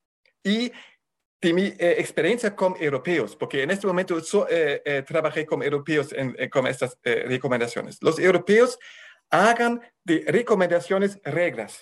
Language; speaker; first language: Spanish; non-native, fluent; German